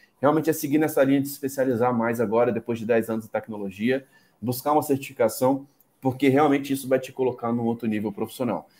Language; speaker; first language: Portuguese; native; Portuguese